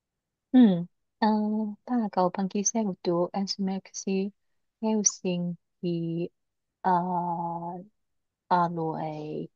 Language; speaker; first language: Finnish; non-native, learner; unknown